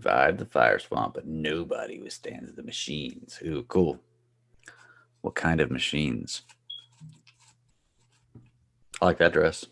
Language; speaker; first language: English; native; English